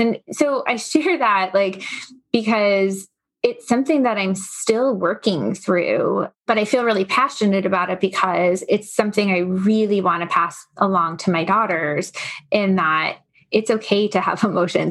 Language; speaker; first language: English; native; English